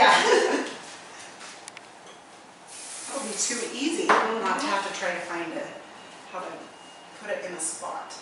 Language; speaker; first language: English; native; English